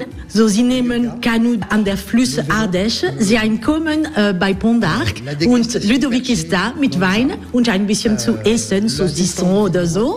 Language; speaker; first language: German; non-native, learner; French